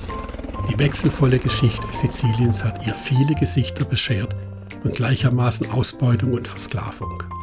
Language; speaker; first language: German; native; German